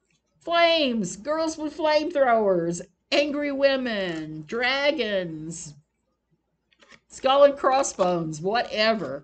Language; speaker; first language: English; native; English